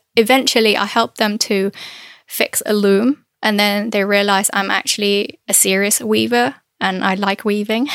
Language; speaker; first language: English; non-native, fluent; Chinese